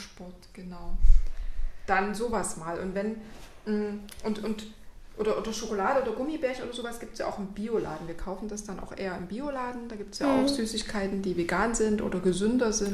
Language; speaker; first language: German; native; German